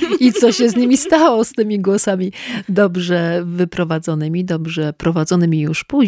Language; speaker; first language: Polish; native; Polish